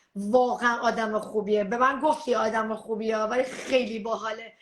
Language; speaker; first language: Persian; early bilingual, heritage; Persian